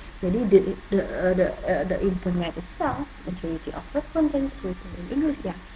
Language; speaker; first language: English; non-native, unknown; Indonesian